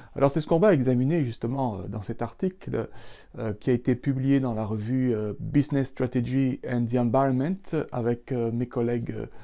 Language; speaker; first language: French; native; French